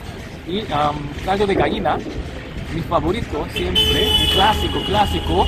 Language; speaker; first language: Spanish; non-native, learner; Korean